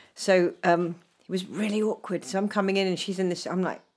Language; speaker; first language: English; native; English